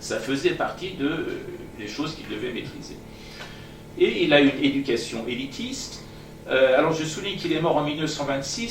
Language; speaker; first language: French; non-native, fluent; Persian